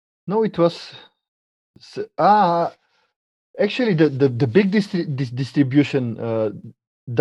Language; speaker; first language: English; non-native, fluent; Bulgarian